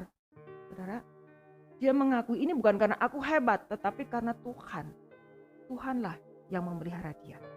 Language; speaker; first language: Indonesian; native; Indonesian